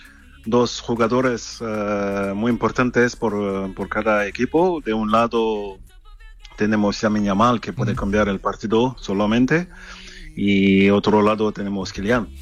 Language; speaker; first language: Spanish; non-native, fluent; French